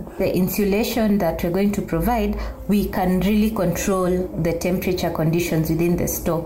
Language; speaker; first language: English; non-native, local second language; Kikuyu